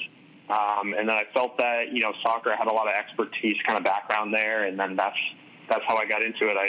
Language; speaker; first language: English; native; English